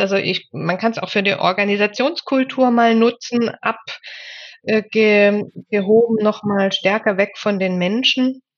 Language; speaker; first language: German; native; German